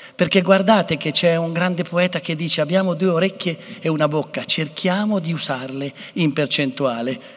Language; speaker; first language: Italian; native; Italian